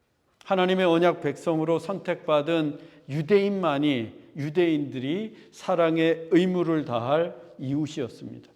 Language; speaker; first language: Korean; native; Korean